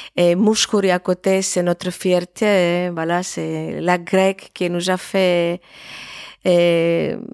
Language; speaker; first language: French; non-native, fluent; Greek